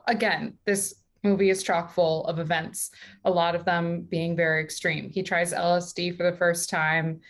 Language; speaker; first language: English; native; English